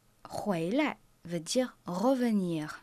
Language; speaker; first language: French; non-native, fluent; Chinese